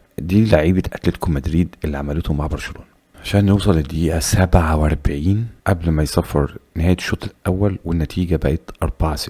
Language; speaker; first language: Arabic; native; Arabic